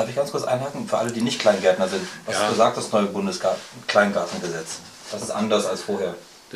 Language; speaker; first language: German; native; German